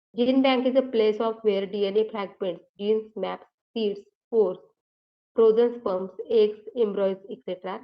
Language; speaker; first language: English; non-native, local second language; Marathi